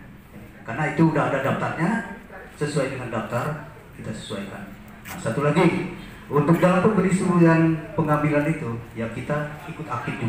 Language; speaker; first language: Indonesian; native; Indonesian